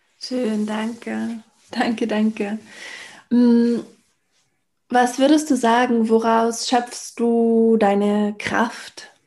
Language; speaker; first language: German; native; German